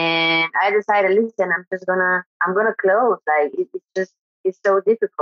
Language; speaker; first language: English; non-native, fluent; Spanish